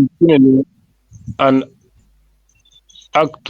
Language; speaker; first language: Arabic; non-native, learner; French